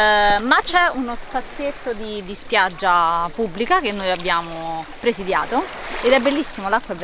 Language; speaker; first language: Italian; native; Italian